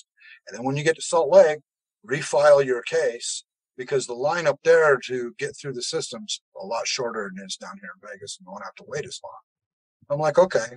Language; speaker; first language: English; native; English